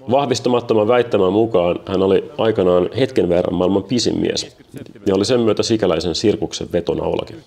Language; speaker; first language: Finnish; native; Finnish